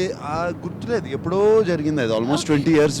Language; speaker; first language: Telugu; native; Telugu